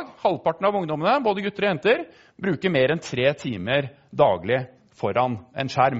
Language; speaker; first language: Norwegian; native; Norwegian